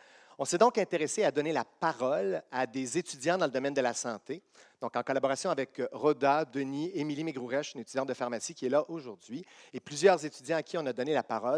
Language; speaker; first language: French; native; French